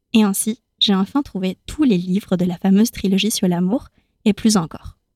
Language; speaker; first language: French; native; French